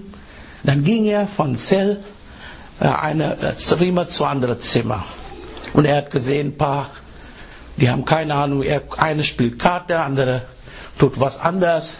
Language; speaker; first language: German; non-native, fluent; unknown